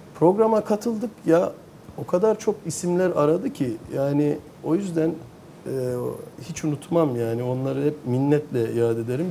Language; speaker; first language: Turkish; early bilingual, heritage; Turkish